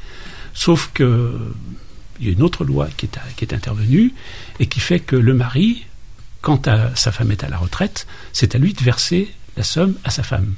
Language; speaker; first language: French; native; French